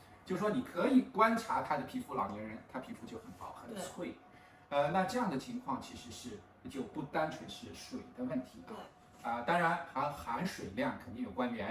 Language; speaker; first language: Chinese; native; Chinese